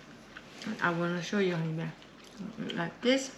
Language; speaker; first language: English; non-native, learner; Korean